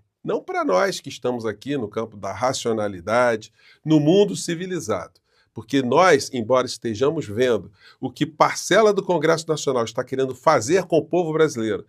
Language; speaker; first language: Portuguese; native; Portuguese